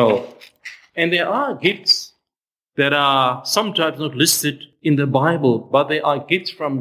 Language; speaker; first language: English; native; English